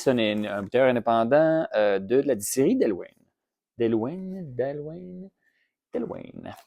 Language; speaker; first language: French; native; French